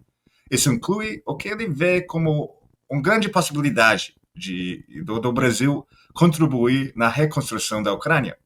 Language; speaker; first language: Portuguese; non-native, fluent; English